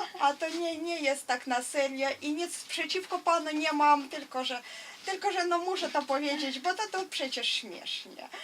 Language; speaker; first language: Polish; non-native, fluent; Russian